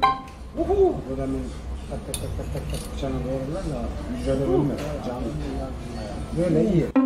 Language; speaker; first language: Korean; non-native, learner; Turkish